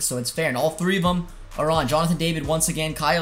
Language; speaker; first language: English; native; English